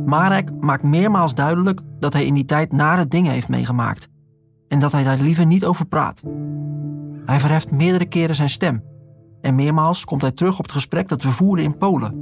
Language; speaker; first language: Dutch; native; Dutch